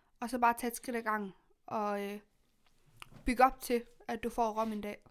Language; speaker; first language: Danish; native; Danish